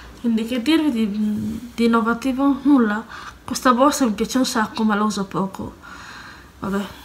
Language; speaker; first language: Italian; native; Italian